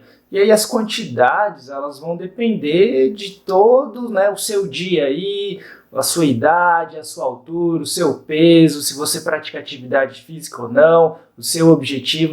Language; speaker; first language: Portuguese; native; Portuguese